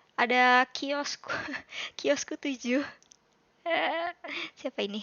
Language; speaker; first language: Indonesian; native; Indonesian